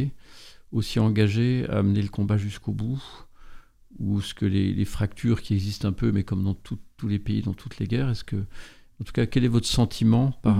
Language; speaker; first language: French; native; French